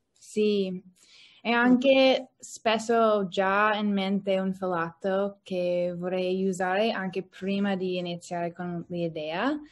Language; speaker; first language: Italian; non-native, learner; English